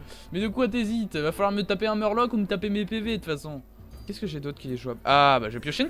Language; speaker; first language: French; native; French